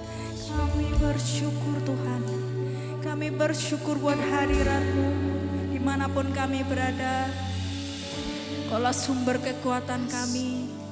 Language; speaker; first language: Indonesian; native; Indonesian